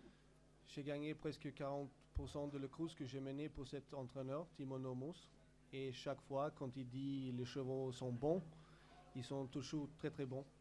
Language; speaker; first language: French; non-native, learner; Swedish